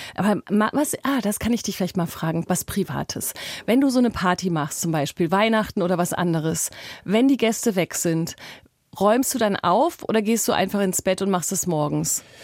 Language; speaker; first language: German; native; German